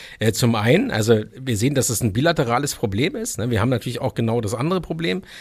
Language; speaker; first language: German; native; German